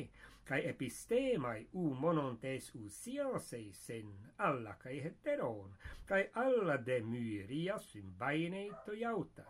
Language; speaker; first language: Greek; non-native, fluent; English